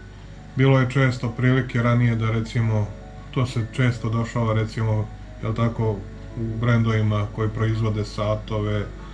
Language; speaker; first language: Serbian; native; Serbian